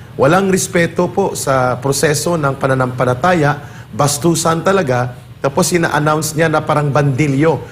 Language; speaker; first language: Filipino; native; Filipino